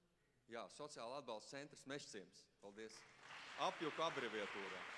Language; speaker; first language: Latvian; native; Latvian